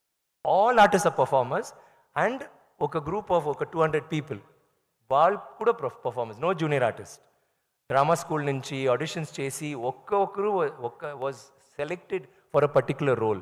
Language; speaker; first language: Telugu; non-native, learner; Tamil